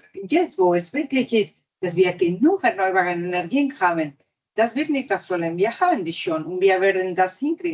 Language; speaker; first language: German; non-native, fluent; Italian